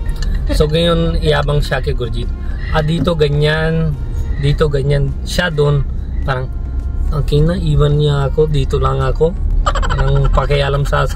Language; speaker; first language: Filipino; non-native, learner; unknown